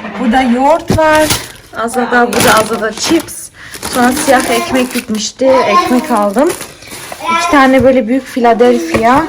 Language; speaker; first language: Turkish; early bilingual, heritage; Turkish